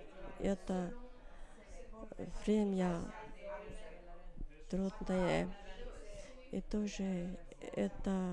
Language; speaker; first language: Russian; non-native, learner; Finnish